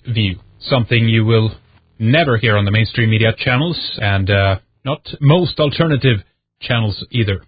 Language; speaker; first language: English; non-native, fluent; Swedish